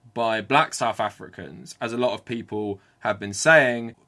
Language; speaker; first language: English; native; English